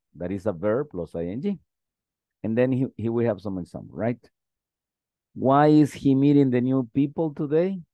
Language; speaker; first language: English; non-native, fluent; Spanish